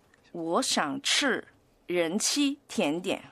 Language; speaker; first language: Chinese; non-native, local second language; Cantonese